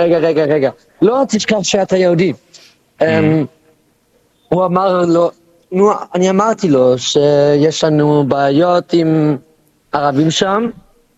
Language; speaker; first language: Hebrew; non-native, learner; German